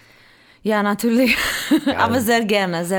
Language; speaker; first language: German; non-native, fluent; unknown